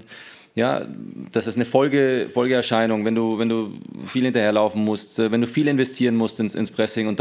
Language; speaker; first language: German; native; German